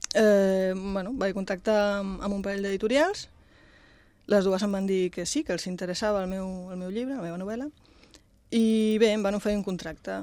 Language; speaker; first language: Catalan; non-native, local second language; Spanish